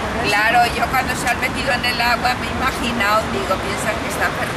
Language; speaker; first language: Spanish; native; Spanish